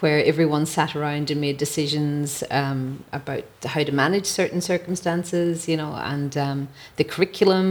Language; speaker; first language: English; native; English